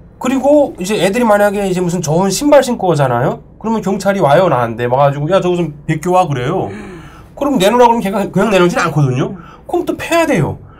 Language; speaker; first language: Korean; native; Korean